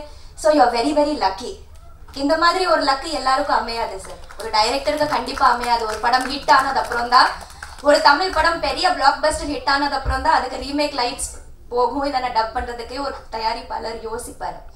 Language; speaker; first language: Tamil; non-native, local second language; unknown